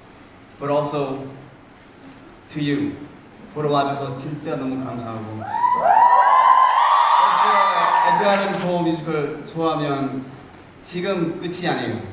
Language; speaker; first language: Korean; early bilingual, heritage; English